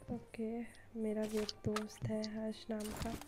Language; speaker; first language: Hindi; native; Hindi